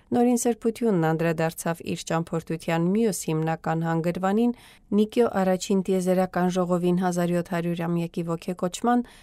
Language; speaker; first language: Armenian; native; Armenian